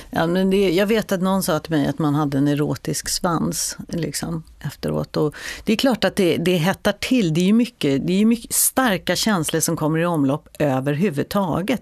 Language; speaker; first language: Swedish; native; Swedish